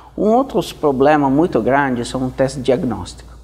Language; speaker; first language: Portuguese; non-native, fluent; Italian